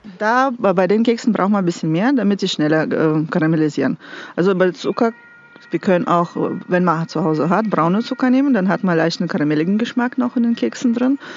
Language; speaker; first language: German; non-native, fluent; Russian